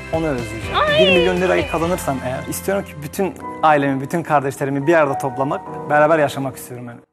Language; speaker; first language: Turkish; non-native, local second language; Kurdish